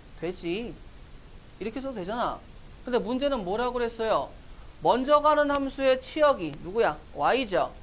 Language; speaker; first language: Korean; native; Korean